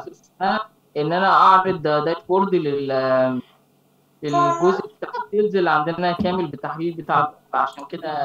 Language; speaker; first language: Arabic; native; Arabic